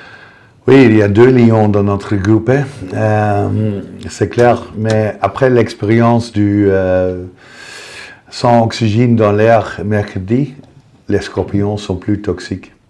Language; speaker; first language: French; non-native, fluent; Dutch